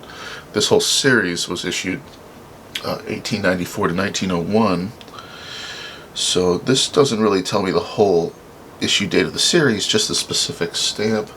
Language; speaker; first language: English; native; English